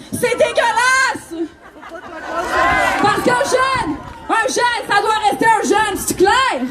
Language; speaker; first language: French; native; French